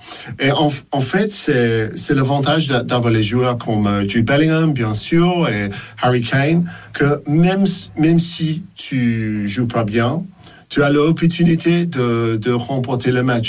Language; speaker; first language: French; non-native, fluent; English